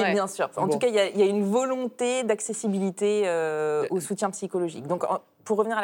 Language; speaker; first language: French; native; French